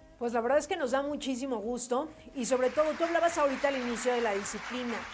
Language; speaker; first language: Spanish; native; Spanish